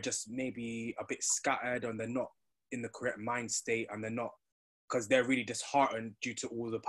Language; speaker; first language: English; native; English